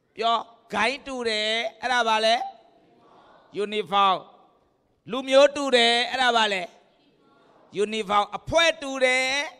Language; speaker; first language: Burmese; non-native, local second language; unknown